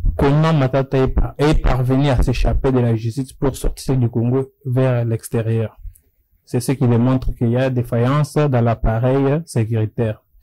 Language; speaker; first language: French; non-native, local second language; Lingala